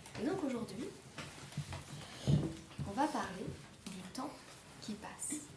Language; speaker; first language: French; native; French